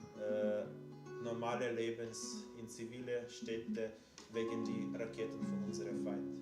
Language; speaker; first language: German; non-native, learner; Ukrainian